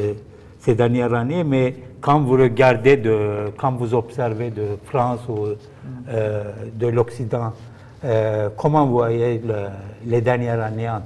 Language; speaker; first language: French; non-native, fluent; Turkish